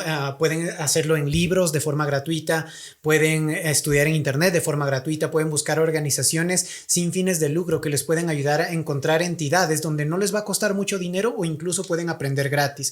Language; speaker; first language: Spanish; native; Spanish